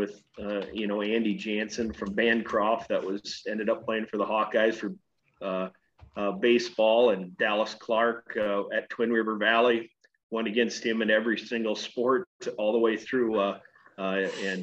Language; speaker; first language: English; native; English